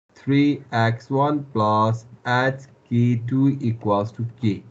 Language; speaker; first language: English; non-native, local second language; Nepali